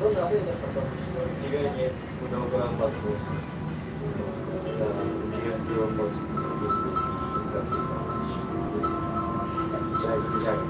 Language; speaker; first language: Russian; non-native, learner; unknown